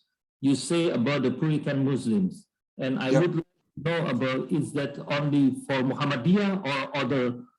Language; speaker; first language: English; non-native, learner; Indonesian